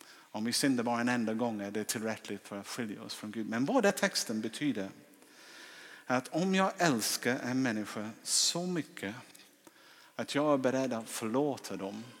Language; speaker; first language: Swedish; non-native, fluent; English